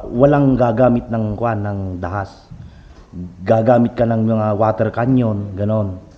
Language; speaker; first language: Filipino; native; Filipino